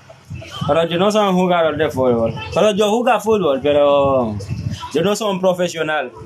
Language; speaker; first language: Spanish; non-native, learner; Haitian Creole